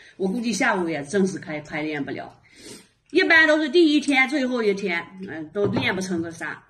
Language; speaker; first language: Chinese; native; Chinese